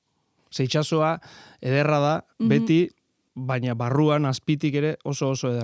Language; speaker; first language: Basque; native; Basque